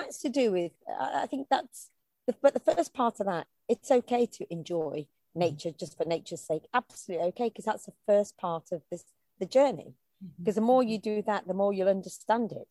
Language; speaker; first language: English; native; English